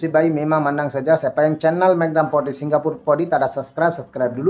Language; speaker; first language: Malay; non-native, learner; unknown